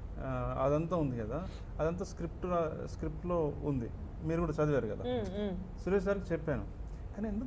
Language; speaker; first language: Telugu; native; Telugu